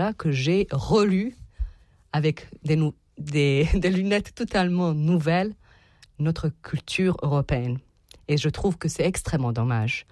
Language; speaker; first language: French; non-native, fluent; Serbian